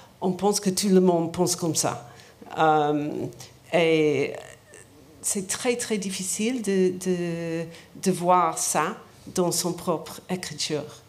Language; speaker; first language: French; non-native, learner; English